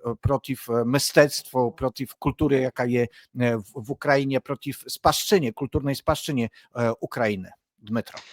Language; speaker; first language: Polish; non-native, learner; Ukrainian